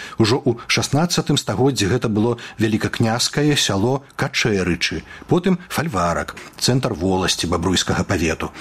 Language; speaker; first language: Belarusian; native; Belarusian